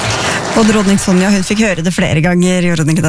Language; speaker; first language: Norwegian; native; Norwegian